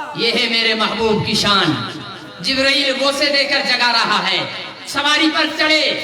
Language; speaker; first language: Urdu; non-native, local second language; Sindhi